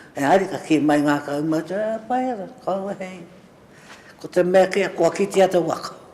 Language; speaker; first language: Māori; native; Māori